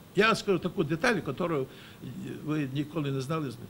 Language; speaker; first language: Russian; non-native, local second language; Ukrainian